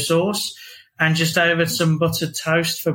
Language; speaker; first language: English; native; English